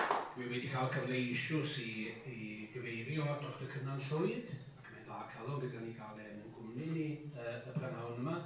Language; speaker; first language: Welsh; native; Welsh